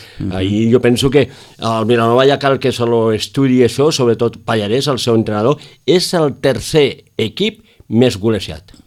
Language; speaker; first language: Catalan; native; Catalan